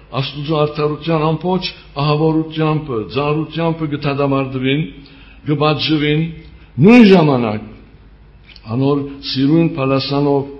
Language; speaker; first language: Armenian; early bilingual, heritage; Armenian